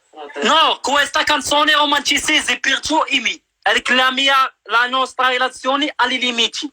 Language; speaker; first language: Italian; non-native, learner; Arabic